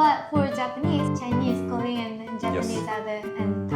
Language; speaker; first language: English; non-native, fluent; Japanese